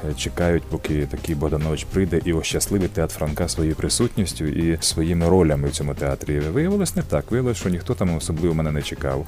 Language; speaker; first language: Ukrainian; native; Ukrainian